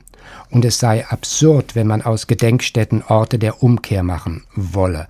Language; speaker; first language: German; native; German